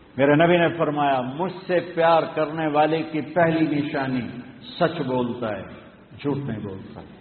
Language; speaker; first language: Urdu; non-native, local second language; Punjabi